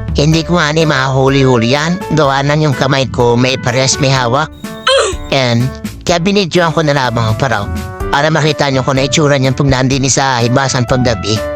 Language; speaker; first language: Filipino; native; Filipino